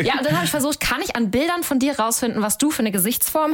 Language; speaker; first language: German; native; German